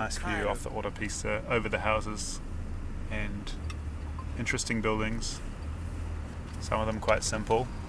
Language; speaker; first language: English; native; English